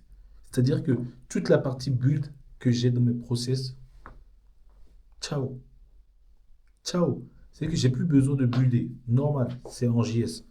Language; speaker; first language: French; native; French